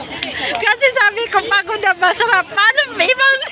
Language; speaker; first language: Filipino; non-native, local second language; Cebuano